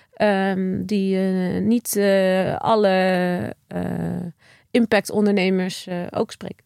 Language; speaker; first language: Dutch; native; Dutch